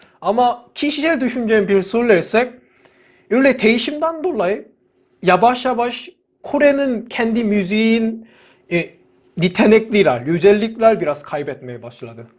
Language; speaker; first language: Turkish; non-native, fluent; Korean